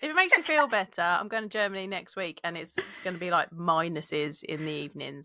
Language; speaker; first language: English; native; English